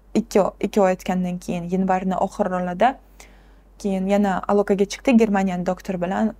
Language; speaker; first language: Uzbek; non-native, local second language; Russian